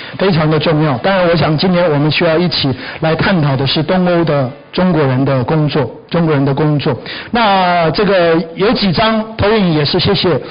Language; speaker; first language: Chinese; native; Chinese